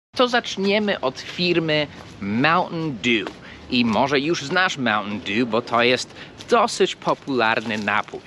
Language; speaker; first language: Polish; non-native, fluent; English